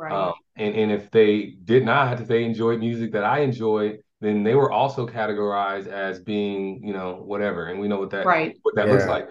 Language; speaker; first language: English; native; English